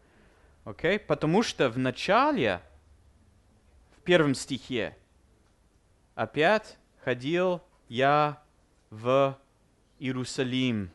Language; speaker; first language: Russian; non-native, fluent; English